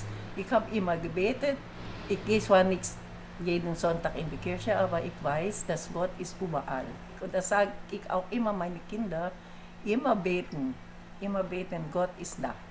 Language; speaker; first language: German; non-native, learner; Filipino